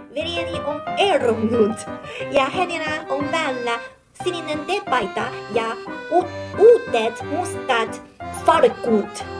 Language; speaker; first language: Finnish; non-native, learner; Chinese